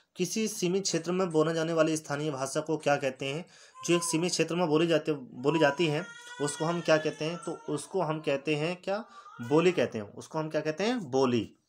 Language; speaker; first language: Hindi; native; Hindi